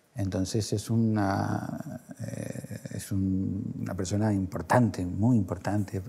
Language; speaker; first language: Spanish; native; Spanish